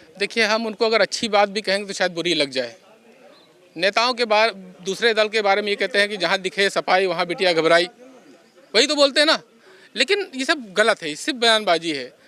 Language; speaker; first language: Hindi; native; Hindi